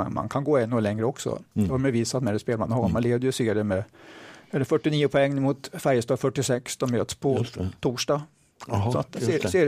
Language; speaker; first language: Swedish; native; Swedish